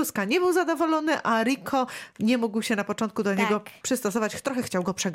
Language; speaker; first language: Polish; native; Polish